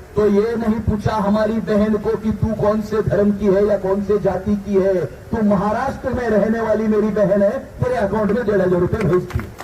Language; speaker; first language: Hindi; non-native, local second language; Marathi